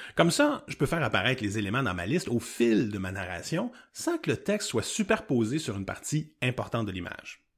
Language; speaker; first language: French; native; French